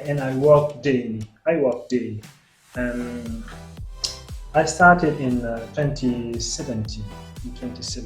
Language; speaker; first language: English; non-native, fluent; French